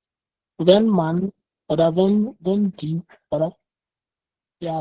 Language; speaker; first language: German; non-native, learner; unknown